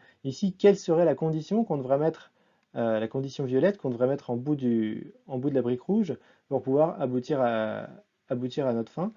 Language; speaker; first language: French; native; French